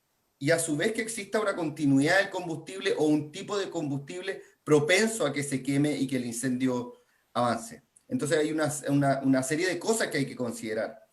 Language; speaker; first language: Spanish; native; Spanish